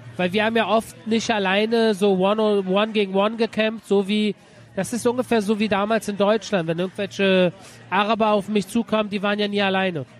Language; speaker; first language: German; early bilingual, other home language; Persian